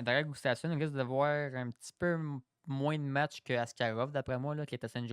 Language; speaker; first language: French; native; French